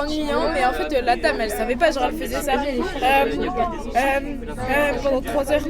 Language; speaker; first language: French; native; French